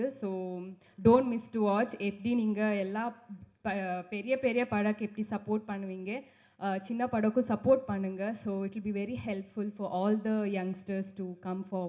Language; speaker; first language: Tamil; non-native, local second language; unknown